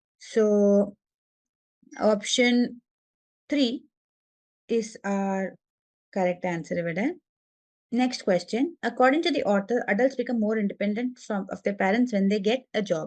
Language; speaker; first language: English; non-native, local second language; Malayalam